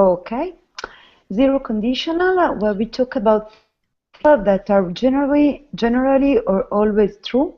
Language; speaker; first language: English; non-native, learner; Italian